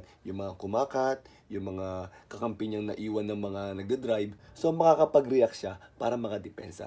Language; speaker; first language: Filipino; native; Filipino